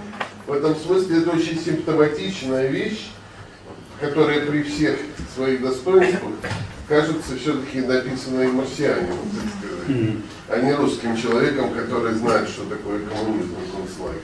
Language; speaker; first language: Russian; native; Russian